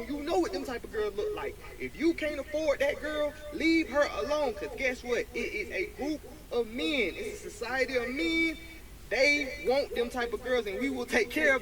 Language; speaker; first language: English; native; English